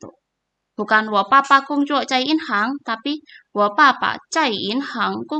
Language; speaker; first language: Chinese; non-native, fluent; Indonesian